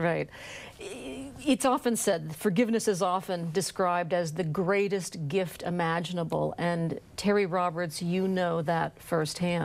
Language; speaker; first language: English; native; English